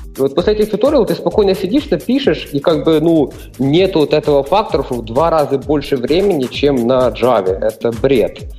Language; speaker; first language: Russian; non-native, local second language; Ukrainian